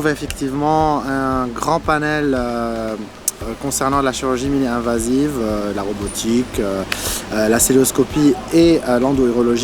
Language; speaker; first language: French; native; French